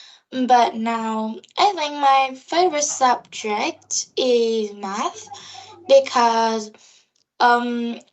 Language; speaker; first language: English; non-native, learner; Vietnamese